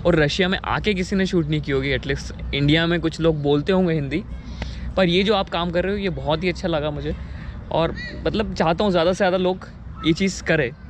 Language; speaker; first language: Hindi; native; Hindi